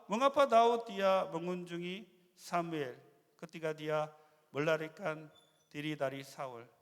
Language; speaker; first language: Malay; non-native, fluent; Korean